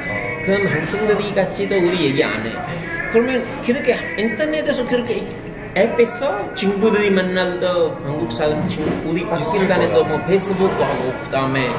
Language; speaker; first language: Korean; non-native, learner; Urdu